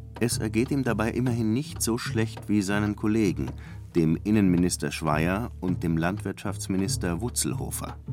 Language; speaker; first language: German; native; German